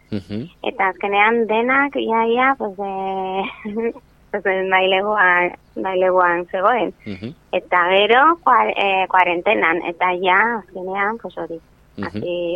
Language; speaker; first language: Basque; non-native, local second language; Spanish